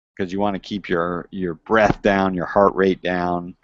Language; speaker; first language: English; native; English